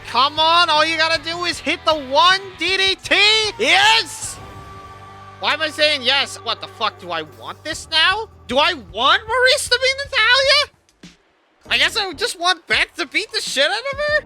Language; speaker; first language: English; native; English